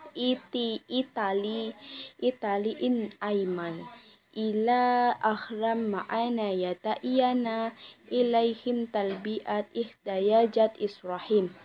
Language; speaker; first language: Arabic; non-native, learner; Indonesian